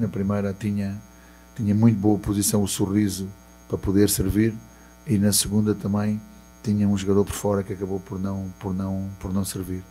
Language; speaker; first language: Portuguese; native; Portuguese